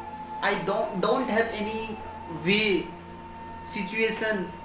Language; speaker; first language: English; non-native, learner; Hindi